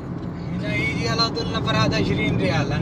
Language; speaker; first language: Arabic; non-native, learner; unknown